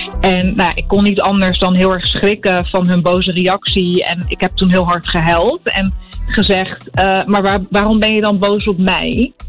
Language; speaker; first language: Dutch; early bilingual, other home language; Arabic